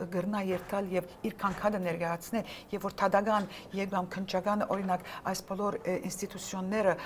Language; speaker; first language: Armenian; early bilingual, heritage; Armenian